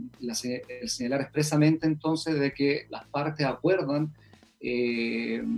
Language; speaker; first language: Spanish; native; Spanish